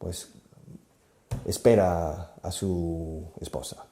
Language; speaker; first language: Spanish; non-native, fluent; English